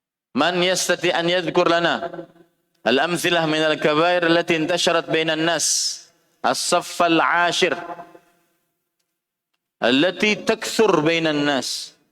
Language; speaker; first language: Arabic; non-native, fluent; Indonesian